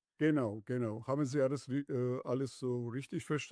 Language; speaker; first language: German; non-native, fluent; Georgian